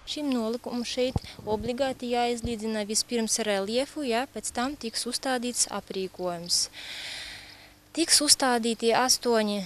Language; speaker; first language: Latvian; non-native, local second language; Russian